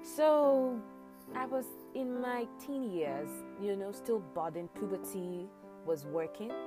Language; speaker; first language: English; non-native, local second language; Yoruba